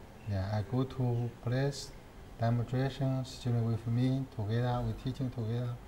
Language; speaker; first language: English; non-native, learner; Chinese